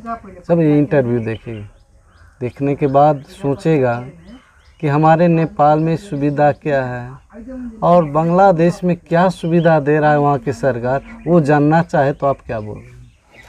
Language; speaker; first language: Hindi; non-native, learner; Maithili